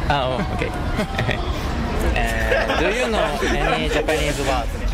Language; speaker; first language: English; non-native, local second language; Japanese